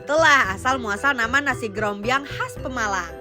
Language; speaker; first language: Indonesian; native; Indonesian